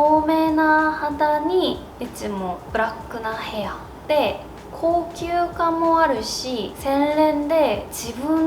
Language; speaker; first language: Japanese; non-native, learner; Korean